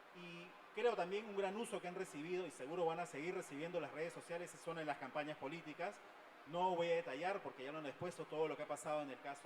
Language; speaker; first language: Spanish; native; Spanish